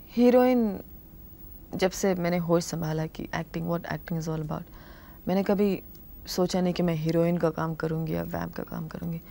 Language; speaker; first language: Hindi; non-native, local second language; Telugu